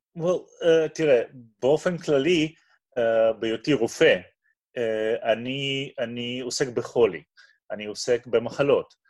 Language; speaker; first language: Hebrew; non-native, fluent; Russian